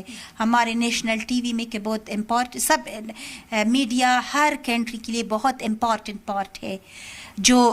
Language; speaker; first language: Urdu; non-native, learner; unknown